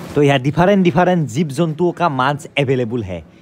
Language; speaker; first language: Hindi; non-native, local second language; Assamese